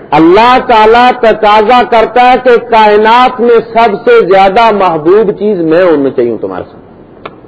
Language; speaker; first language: Urdu; native; Urdu